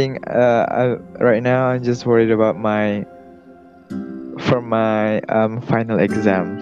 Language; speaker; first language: English; non-native, learner; Indonesian